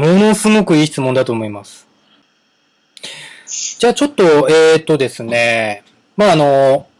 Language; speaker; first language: Japanese; native; Japanese